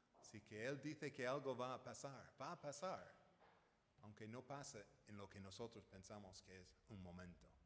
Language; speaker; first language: Spanish; non-native, fluent; English